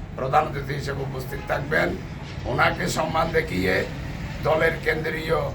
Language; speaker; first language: Bangla; native; Bangla